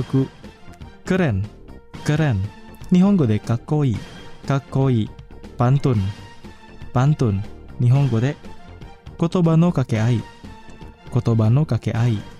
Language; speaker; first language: Japanese; non-native, fluent; Indonesian